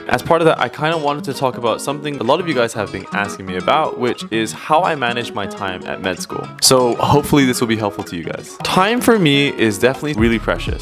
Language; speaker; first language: English; native; English